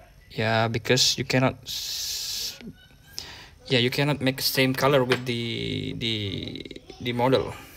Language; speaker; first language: English; non-native, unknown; Indonesian